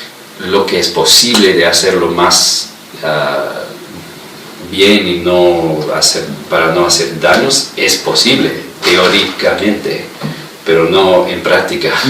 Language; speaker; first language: Spanish; non-native, fluent; English